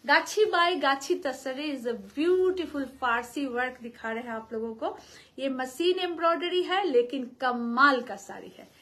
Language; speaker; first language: Hindi; non-native, local second language; Bangla